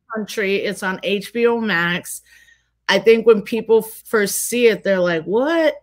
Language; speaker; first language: English; native; English